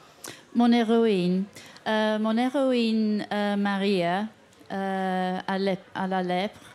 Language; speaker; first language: French; non-native, fluent; English